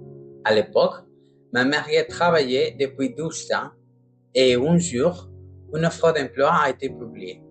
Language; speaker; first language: French; non-native, learner; Spanish